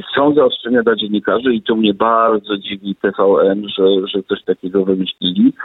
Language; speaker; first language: Polish; native; Polish